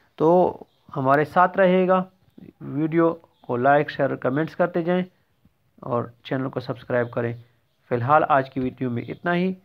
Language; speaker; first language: Urdu; non-native, local second language; Pashto